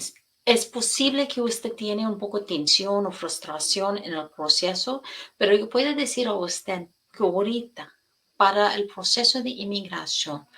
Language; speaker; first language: Spanish; non-native, fluent; English